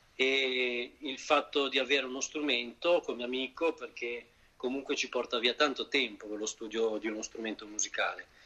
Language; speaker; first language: Italian; native; Italian